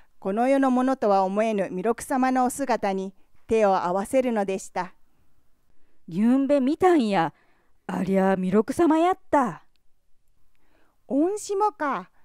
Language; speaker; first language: Japanese; native; Japanese